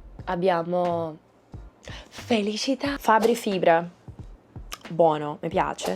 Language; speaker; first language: Italian; non-native, learner; Portuguese